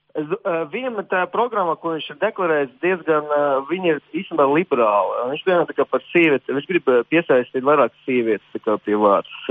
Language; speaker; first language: Latvian; non-native, fluent; Armenian